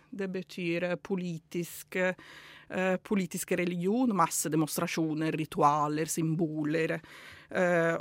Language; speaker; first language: Norwegian; non-native, fluent; Italian